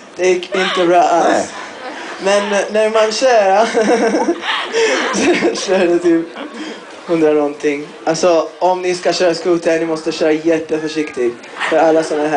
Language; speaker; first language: Swedish; non-native, fluent; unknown